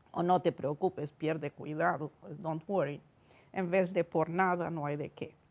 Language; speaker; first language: Spanish; non-native, fluent; Romanian